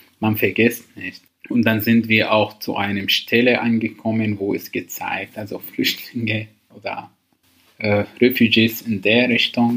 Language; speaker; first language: German; non-native, learner; Arabic